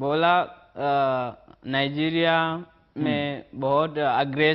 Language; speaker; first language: Hindi; non-native, learner; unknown